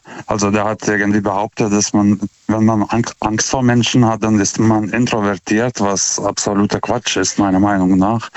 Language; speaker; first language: German; non-native, fluent; Lithuanian